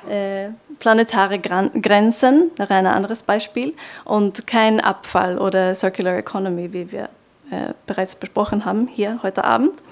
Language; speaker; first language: German; non-native, fluent; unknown